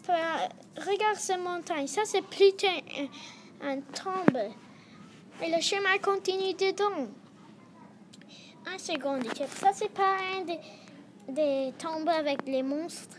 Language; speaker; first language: French; non-native, learner; English